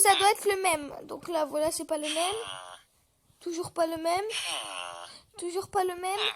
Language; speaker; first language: French; native; French